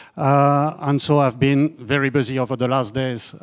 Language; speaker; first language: English; non-native, fluent; French